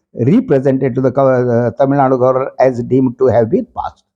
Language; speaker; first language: English; non-native, local second language; Kannada